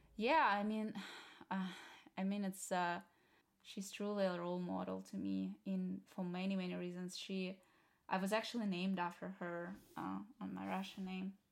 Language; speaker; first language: English; non-native, fluent; Russian